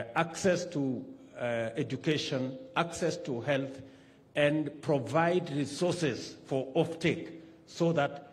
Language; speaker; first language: English; non-native, local second language; Kalenjin